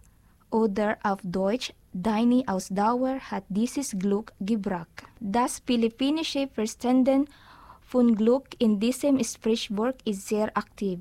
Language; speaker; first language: German; non-native, learner; Filipino